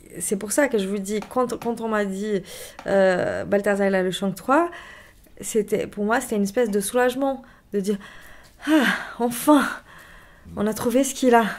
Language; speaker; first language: French; non-native, fluent; Portuguese